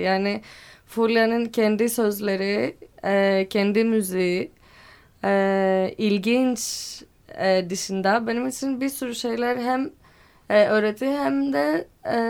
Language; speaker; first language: Turkish; non-native, fluent; Greek